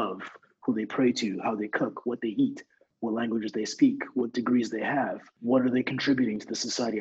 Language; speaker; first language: English; non-native, local second language; Yoruba